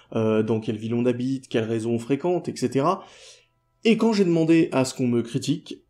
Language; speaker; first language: French; native; French